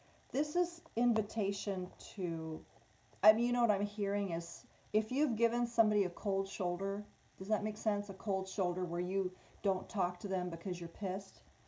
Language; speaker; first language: English; native; English